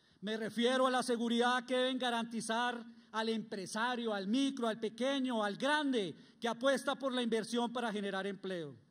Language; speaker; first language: Spanish; native; Spanish